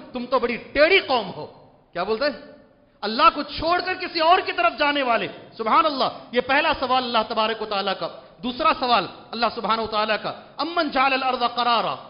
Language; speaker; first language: Urdu; native; Urdu